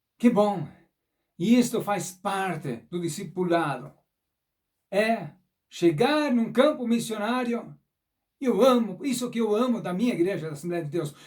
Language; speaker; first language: Portuguese; non-native, fluent; German